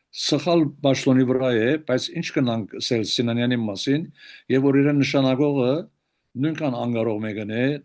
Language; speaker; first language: Armenian; early bilingual, heritage; Armenian